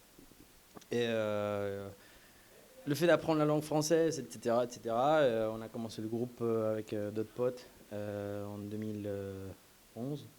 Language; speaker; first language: French; non-native, fluent; Spanish